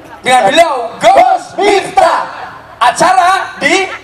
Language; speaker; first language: Indonesian; non-native, local second language; Javanese